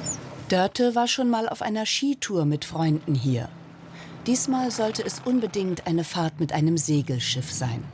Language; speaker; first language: German; native; German